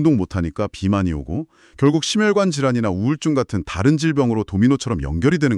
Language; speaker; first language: Korean; native; Korean